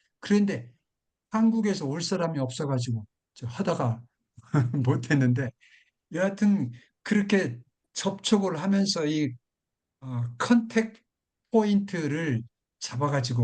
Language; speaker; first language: Korean; native; Korean